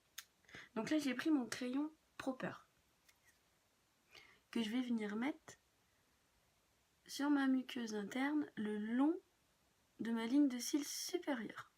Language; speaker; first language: French; native; French